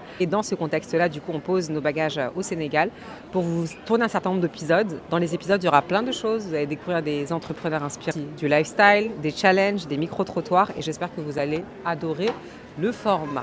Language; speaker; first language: French; native; French